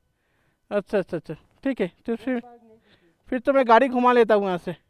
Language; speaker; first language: Hindi; non-native, local second language; Bangla